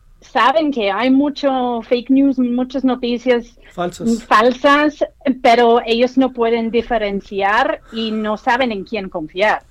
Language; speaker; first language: Spanish; non-native, fluent; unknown